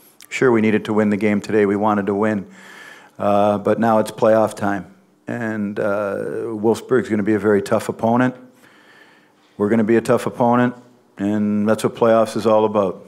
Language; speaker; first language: English; native; English